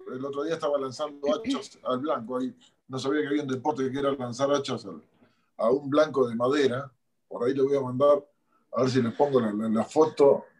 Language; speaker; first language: Spanish; native; Spanish